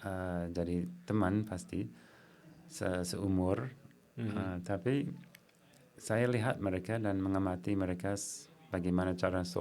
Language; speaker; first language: Indonesian; non-native, fluent; English